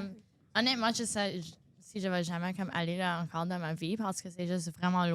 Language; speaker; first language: French; non-native, local second language; English